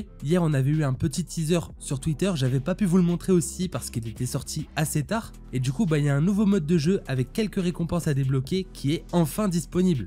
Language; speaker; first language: French; native; French